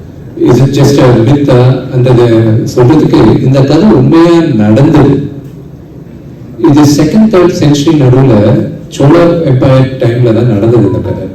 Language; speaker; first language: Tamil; non-native, local second language; Telugu